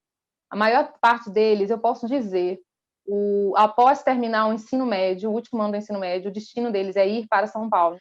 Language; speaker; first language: Portuguese; native; Portuguese